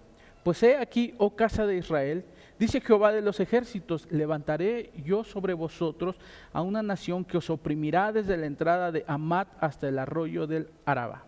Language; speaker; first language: Spanish; native; Spanish